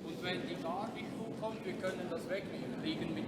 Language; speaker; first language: German; native; German